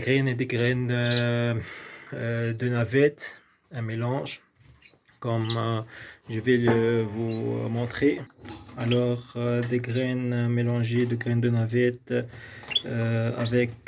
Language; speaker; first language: French; non-native, local second language; Arabic